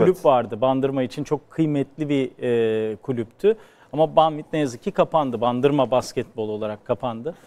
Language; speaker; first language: Turkish; native; Turkish